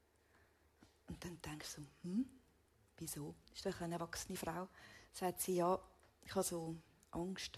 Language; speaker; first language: German; native; German